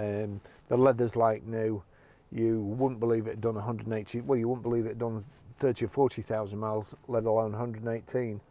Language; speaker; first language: English; native; English